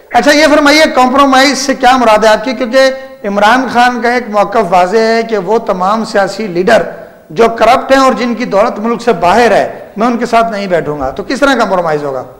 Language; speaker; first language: Urdu; native; Urdu